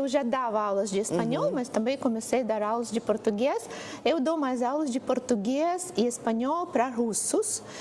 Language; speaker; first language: Portuguese; non-native, fluent; Russian